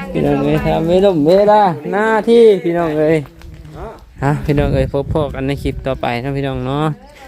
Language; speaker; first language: Thai; native; Thai